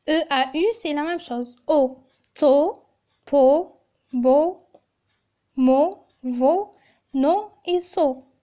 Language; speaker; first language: French; non-native, local second language; Arabic